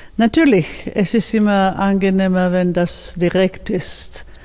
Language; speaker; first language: German; non-native, fluent; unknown